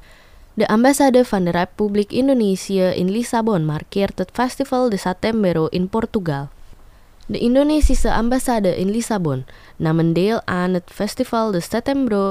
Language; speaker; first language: Dutch; non-native, fluent; Indonesian